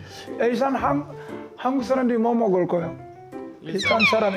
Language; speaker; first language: Korean; non-native, learner; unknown